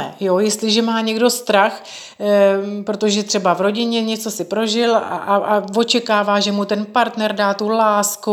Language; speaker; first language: Czech; native; Czech